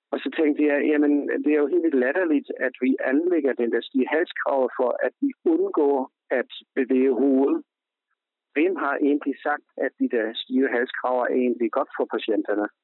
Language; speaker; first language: Danish; early bilingual, other home language; German